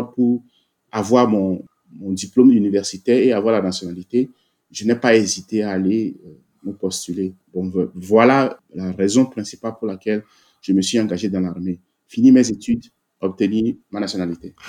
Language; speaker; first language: French; non-native, local second language; Ewe